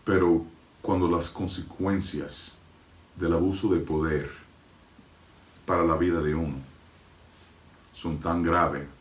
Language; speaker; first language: Spanish; non-native, fluent; English